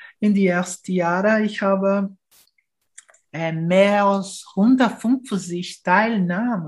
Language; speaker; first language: German; non-native, fluent; Portuguese